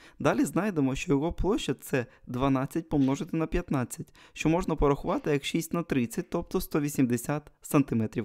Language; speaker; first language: Ukrainian; non-native, local second language; Russian